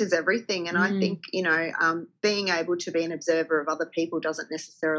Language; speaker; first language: English; native; English